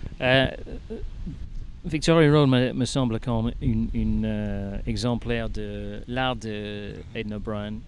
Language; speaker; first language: French; non-native, learner; English